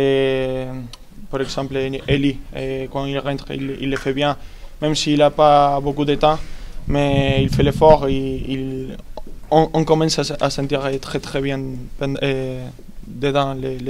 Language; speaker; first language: French; non-native, fluent; Spanish